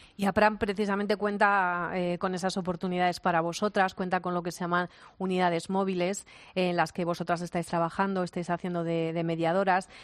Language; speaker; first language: Spanish; native; Spanish